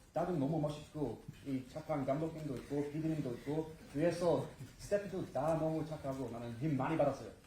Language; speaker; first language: Korean; non-native, learner; English